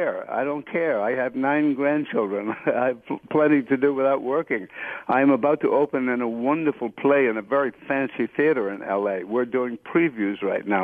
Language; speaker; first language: English; native; English